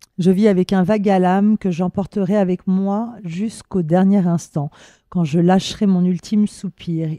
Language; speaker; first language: French; native; French